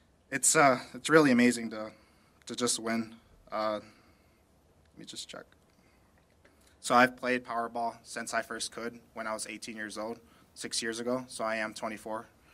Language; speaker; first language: English; early bilingual, other home language; Spanish